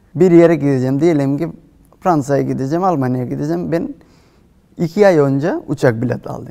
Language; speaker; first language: Turkish; non-native, fluent; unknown